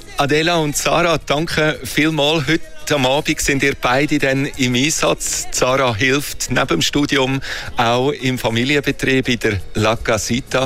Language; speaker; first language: German; native; German